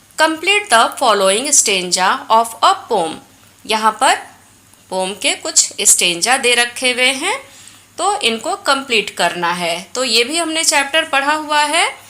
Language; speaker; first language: Hindi; native; Hindi